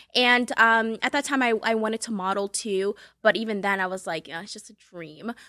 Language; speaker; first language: English; early bilingual, other home language; Kabuverdianu